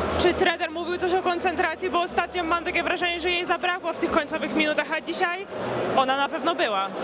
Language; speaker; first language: Polish; native; Polish